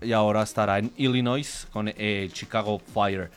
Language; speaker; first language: Spanish; native; Spanish